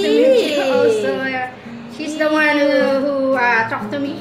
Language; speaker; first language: English; non-native, local second language; Filipino